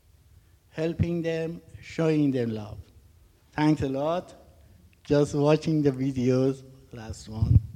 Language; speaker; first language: English; non-native, learner; Persian